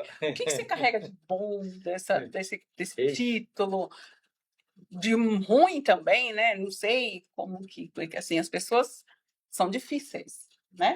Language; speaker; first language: Portuguese; native; Portuguese